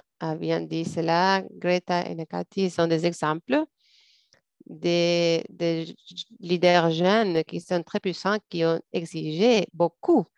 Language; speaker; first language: French; non-native, fluent; English